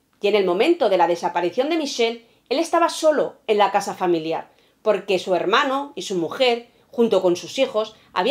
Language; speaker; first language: Spanish; native; Spanish